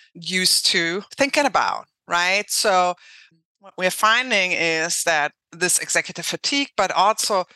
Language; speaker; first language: English; non-native, fluent; German